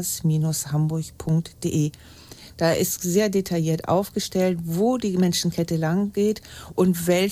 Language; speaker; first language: German; native; German